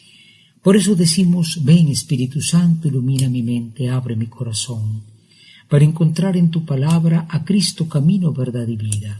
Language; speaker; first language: Spanish; native; Spanish